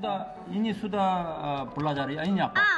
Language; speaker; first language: Indonesian; non-native, learner; Korean